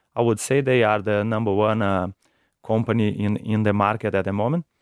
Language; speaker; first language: English; non-native, fluent; Portuguese